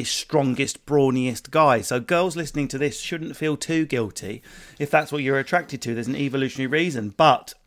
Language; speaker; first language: English; native; English